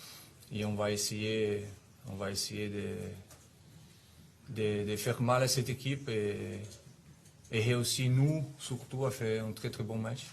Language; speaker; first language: French; non-native, fluent; Italian